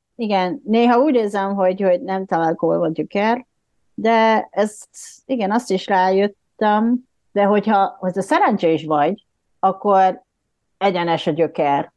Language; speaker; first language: Hungarian; non-native, fluent; Japanese